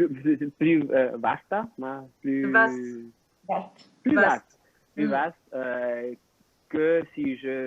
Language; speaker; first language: French; non-native, local second language; Spanish